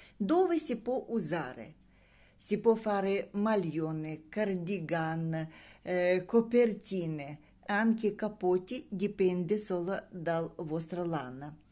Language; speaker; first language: Italian; non-native, learner; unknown